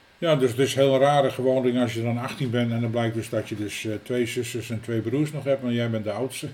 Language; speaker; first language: Dutch; native; Dutch